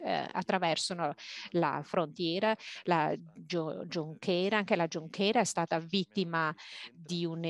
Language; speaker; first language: Italian; native; Italian